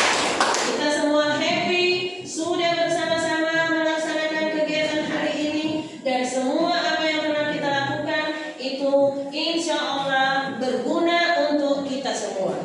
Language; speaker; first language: Indonesian; native; Indonesian